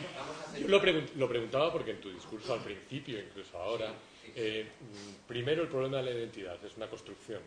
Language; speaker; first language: Spanish; native; Spanish